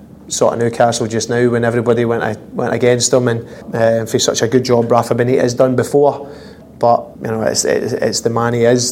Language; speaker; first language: English; native; English